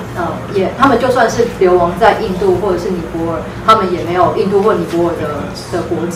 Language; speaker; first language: Chinese; native; Chinese